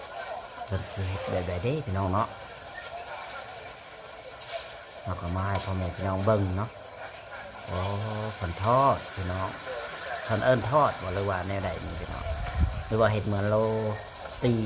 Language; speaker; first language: Thai; non-native, local second language; Northeastern Thai